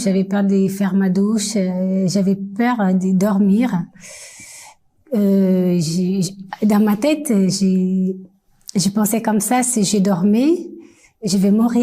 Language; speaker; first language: French; non-native, fluent; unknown